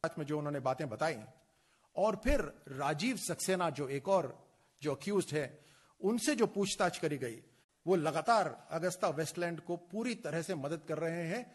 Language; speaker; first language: Hindi; native; Hindi